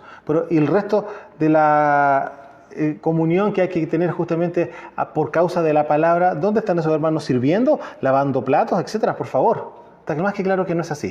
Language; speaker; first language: Spanish; native; Spanish